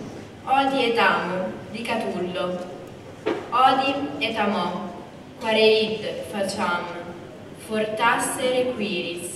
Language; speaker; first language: Italian; native; Italian